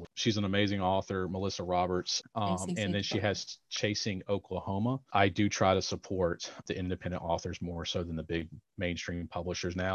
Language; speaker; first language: English; native; English